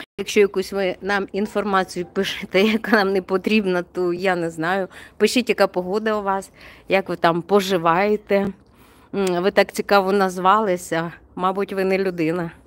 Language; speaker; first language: Ukrainian; non-native, local second language; Russian